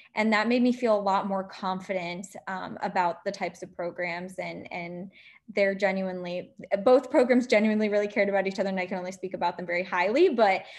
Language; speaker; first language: English; native; English